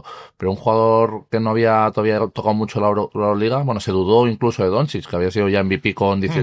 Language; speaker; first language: Spanish; native; Spanish